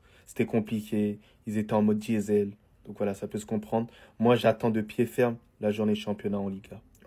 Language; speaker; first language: French; native; French